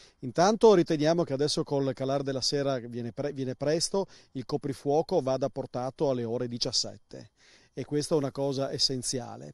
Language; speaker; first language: Italian; native; Italian